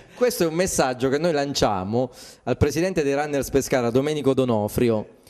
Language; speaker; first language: Italian; native; Italian